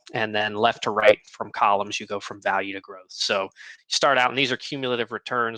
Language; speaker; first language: English; native; English